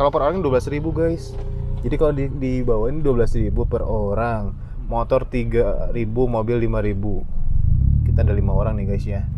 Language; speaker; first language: Indonesian; native; Indonesian